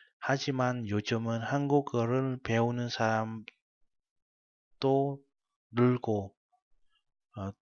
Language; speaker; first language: Korean; non-native, fluent; Vietnamese